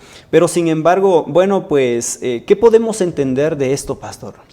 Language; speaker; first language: Spanish; native; Spanish